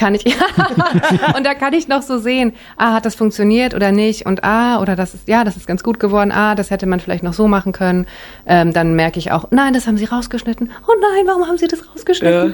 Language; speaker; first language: German; native; German